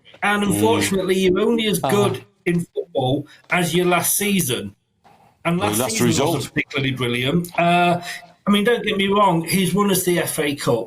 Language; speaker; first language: English; native; English